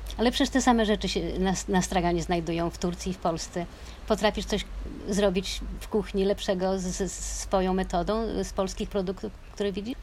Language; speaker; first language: Polish; native; Polish